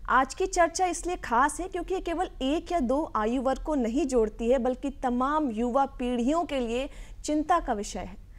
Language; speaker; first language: Hindi; native; Hindi